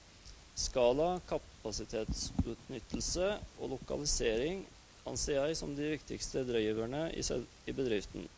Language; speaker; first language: Norwegian; native; Norwegian